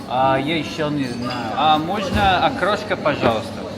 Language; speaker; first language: Russian; non-native, learner; English